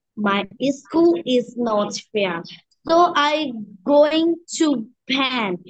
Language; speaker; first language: English; non-native, learner; Bangla